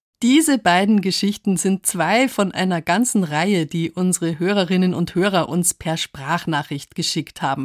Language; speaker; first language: German; native; German